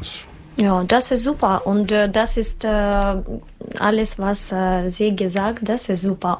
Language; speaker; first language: German; non-native, learner; Russian